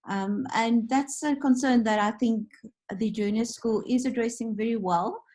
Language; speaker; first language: English; non-native, local second language; Afrikaans